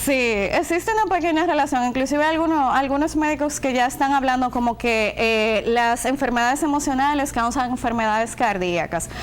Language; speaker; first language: Spanish; native; Spanish